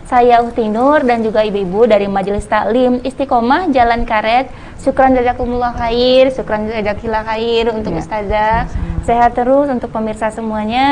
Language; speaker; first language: Indonesian; native; Indonesian